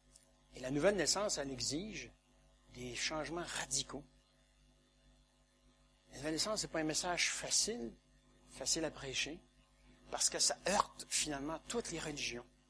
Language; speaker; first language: French; native; French